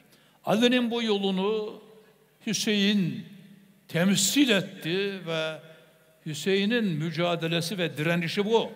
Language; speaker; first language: Turkish; native; Turkish